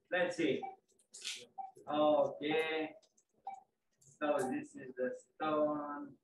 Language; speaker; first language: English; non-native, fluent; Romanian